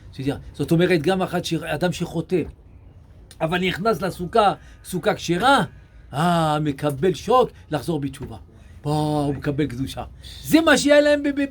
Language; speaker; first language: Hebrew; non-native, fluent; French